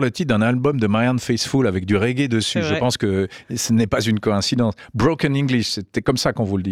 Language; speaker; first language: French; native; French